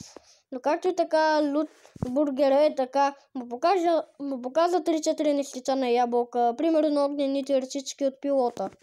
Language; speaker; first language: Bulgarian; native; Bulgarian